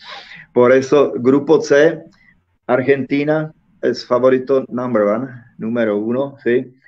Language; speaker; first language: Spanish; non-native, fluent; Czech